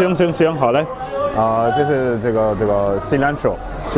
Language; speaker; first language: Chinese; non-native, learner; German